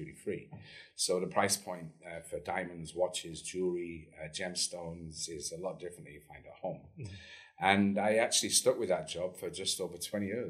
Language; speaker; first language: English; native; English